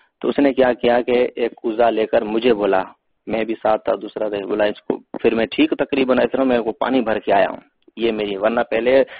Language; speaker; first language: Urdu; non-native, local second language; Sindhi